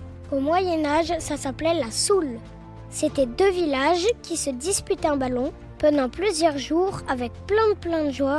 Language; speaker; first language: French; native; French